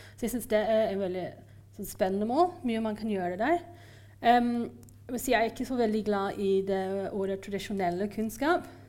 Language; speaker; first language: Norwegian; non-native, fluent; English